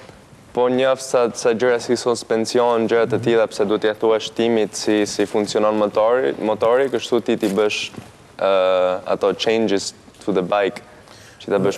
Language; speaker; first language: Albanian; early bilingual, heritage; Albanian